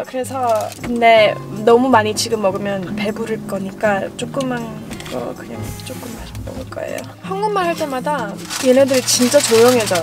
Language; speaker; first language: Korean; early bilingual, heritage; English